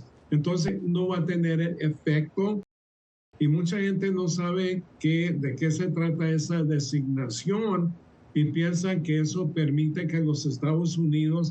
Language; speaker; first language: Spanish; early bilingual, heritage; Spanish